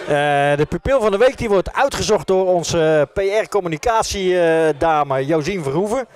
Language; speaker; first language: Dutch; native; Dutch